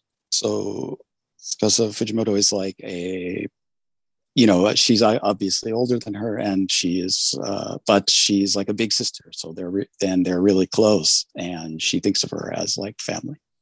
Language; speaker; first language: English; native; English